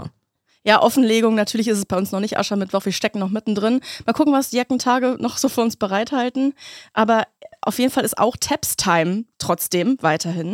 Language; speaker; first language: German; native; German